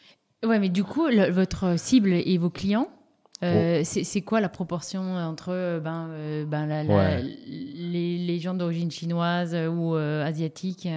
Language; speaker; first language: French; native; French